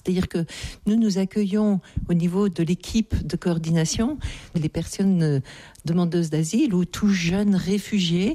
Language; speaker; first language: French; native; French